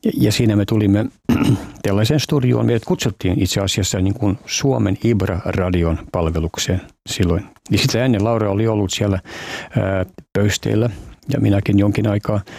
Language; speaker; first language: Finnish; early bilingual, heritage; Finnish